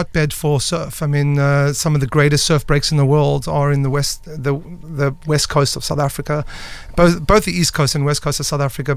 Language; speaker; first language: English; native; English